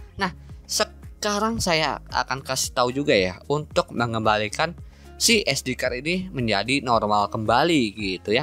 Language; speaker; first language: Indonesian; native; Indonesian